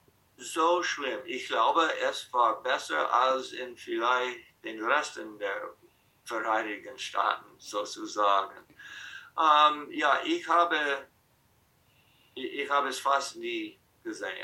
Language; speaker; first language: German; non-native, fluent; English